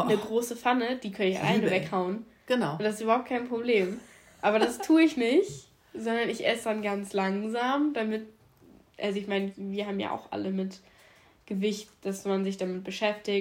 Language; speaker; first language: German; native; German